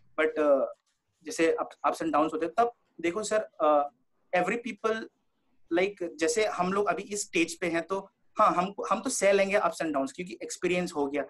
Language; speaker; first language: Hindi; non-native, local second language; Bangla